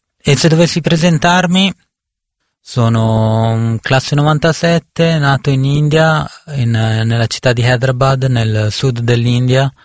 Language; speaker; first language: Italian; early bilingual, other home language; Punjabi